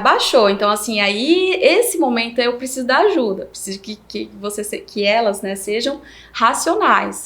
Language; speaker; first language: Portuguese; native; Portuguese